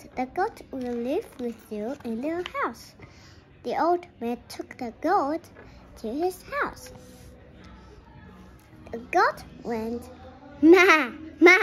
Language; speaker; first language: English; non-native, learner; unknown